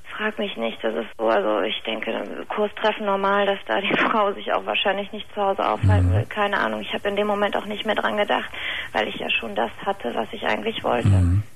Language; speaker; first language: German; native; German